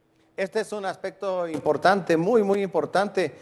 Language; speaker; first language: Spanish; native; Spanish